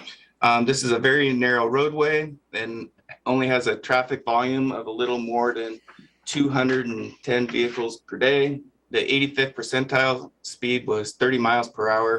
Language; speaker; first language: English; native; English